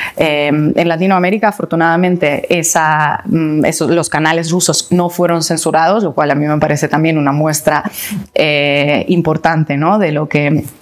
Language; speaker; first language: Spanish; non-native, fluent; Russian